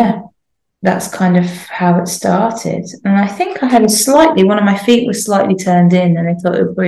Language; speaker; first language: English; native; English